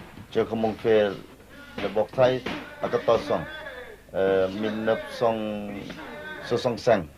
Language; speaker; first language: French; non-native, learner; Thai